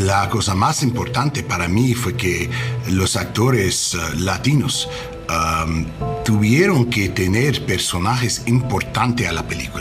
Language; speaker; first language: Spanish; non-native, learner; English